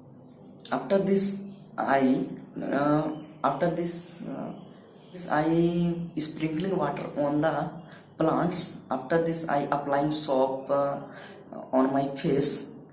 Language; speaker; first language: English; non-native, learner; Hindi